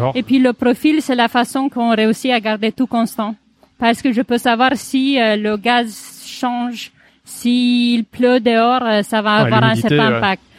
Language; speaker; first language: French; non-native, fluent; Romanian